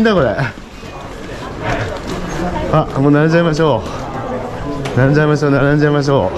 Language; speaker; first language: Japanese; native; Japanese